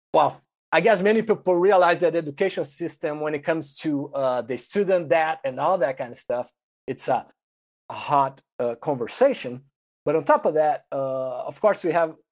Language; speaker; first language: English; non-native, fluent; Portuguese